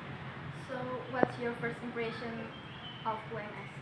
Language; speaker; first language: English; non-native, learner; Indonesian